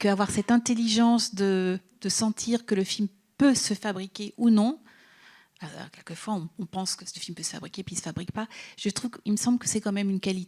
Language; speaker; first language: French; native; French